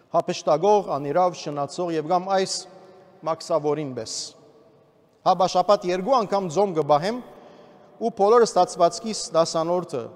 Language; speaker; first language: Armenian; early bilingual, heritage; Armenian